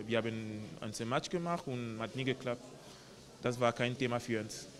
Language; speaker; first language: German; non-native, learner; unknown